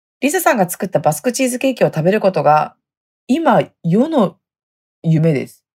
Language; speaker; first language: Japanese; native; Japanese